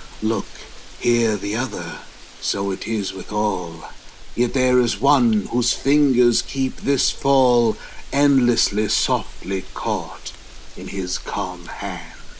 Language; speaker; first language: English; native; English